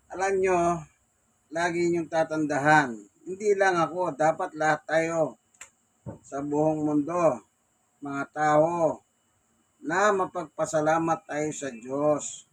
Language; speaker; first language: Filipino; non-native, local second language; Pampanga